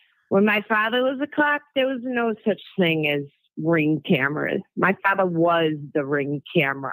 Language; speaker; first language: English; native; English